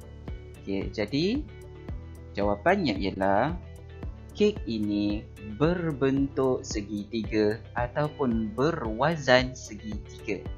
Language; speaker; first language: Malay; native; Malay